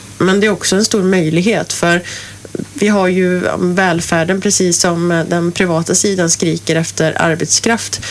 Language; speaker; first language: Swedish; native; Swedish